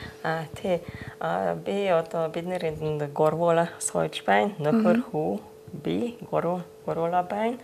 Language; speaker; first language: Mongolian; non-native, fluent; Hungarian